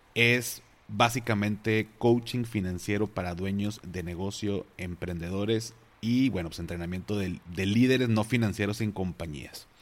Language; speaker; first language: Spanish; native; Spanish